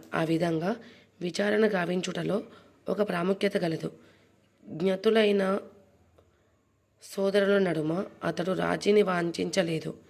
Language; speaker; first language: Telugu; non-native, learner; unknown